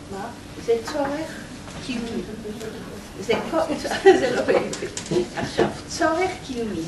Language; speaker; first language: Hebrew; non-native, fluent; Polish